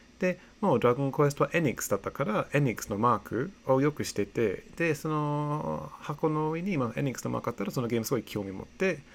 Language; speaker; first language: Japanese; non-native, fluent; English